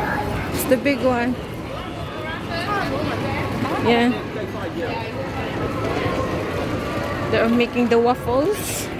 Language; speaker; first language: English; non-native, local second language; Filipino